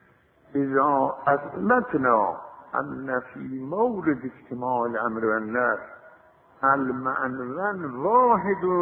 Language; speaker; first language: Arabic; non-native, fluent; Azerbaijani